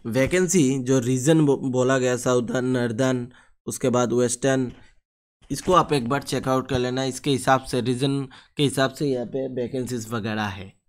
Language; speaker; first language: Hindi; non-native, local second language; Bangla